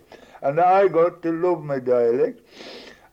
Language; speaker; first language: English; native; English